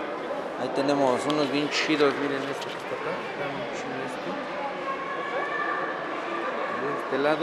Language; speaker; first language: Spanish; native; Spanish